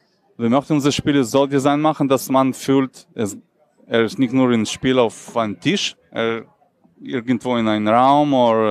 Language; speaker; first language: German; non-native, learner; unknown